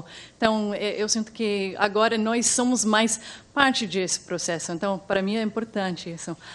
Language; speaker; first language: Portuguese; non-native, fluent; English